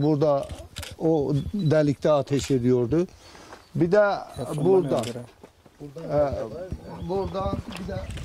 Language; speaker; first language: Turkish; non-native, local second language; Kurdish